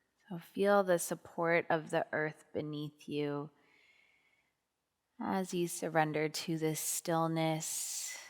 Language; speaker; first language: English; native; English